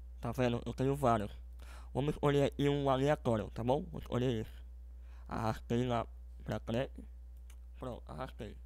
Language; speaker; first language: Portuguese; native; Portuguese